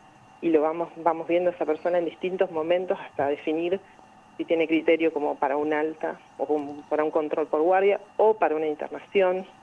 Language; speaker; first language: Spanish; native; Spanish